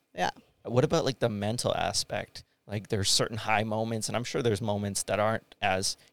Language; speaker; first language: English; early bilingual, other home language; Hindi